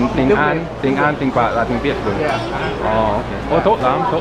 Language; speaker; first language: Vietnamese; non-native, learner; English